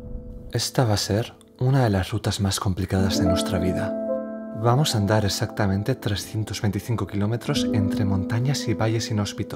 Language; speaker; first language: Spanish; native; Spanish